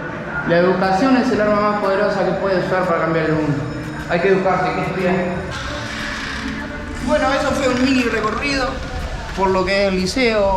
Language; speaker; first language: Spanish; native; Spanish